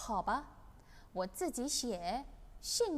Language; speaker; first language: Chinese; non-native, fluent; Indonesian